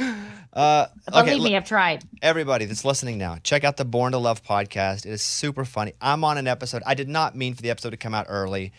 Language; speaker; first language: English; native; English